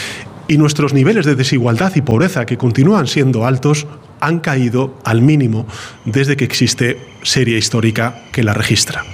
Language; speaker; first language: Spanish; native; Spanish